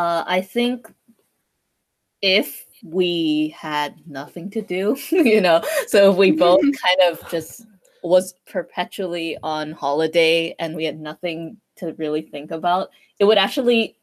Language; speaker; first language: English; non-native, local second language; Cantonese